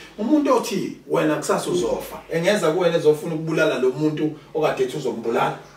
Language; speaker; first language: Zulu; native; Zulu